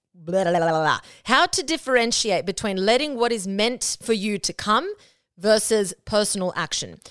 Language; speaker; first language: English; non-native, local second language; Spanish